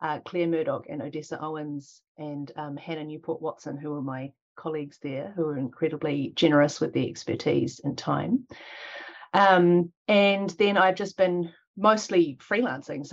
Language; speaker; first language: English; native; English